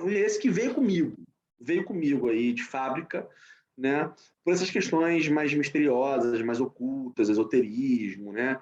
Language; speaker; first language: Portuguese; native; Portuguese